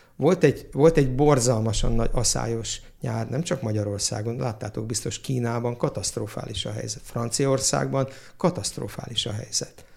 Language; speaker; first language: Hungarian; native; Hungarian